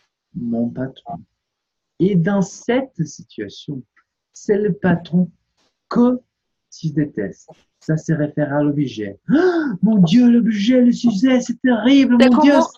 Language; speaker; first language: French; non-native, fluent; Portuguese